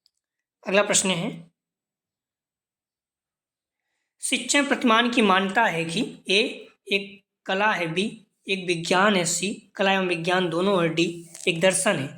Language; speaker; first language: Hindi; native; Hindi